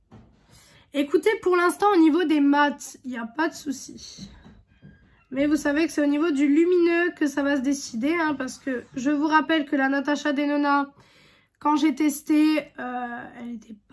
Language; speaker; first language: French; native; French